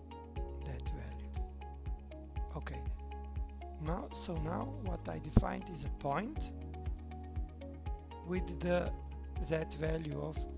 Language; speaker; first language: English; non-native, fluent; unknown